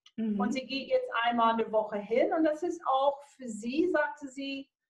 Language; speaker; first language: German; non-native, fluent; English